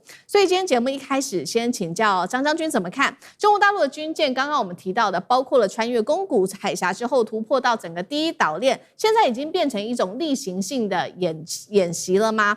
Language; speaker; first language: Chinese; native; Chinese